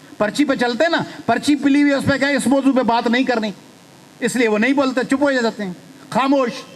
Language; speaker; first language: Urdu; non-native, local second language; Sindhi